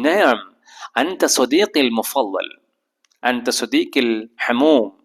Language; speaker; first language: Arabic; non-native, fluent; Malayalam